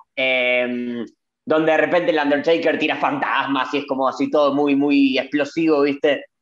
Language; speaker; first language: Spanish; native; Spanish